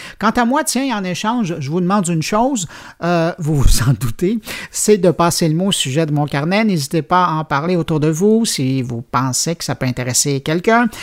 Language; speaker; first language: French; native; French